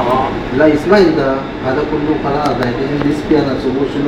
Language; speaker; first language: Arabic; non-native, learner; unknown